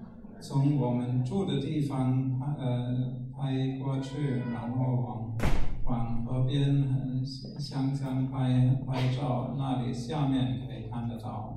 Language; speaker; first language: Chinese; non-native, fluent; German